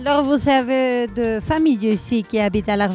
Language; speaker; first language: French; non-native, learner; Spanish